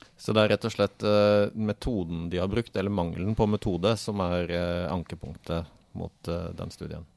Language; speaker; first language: Norwegian; native; Norwegian